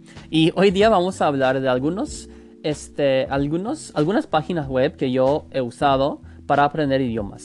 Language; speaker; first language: Spanish; non-native, fluent; English